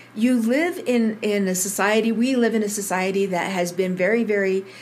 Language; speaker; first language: English; early bilingual, other home language; Spanish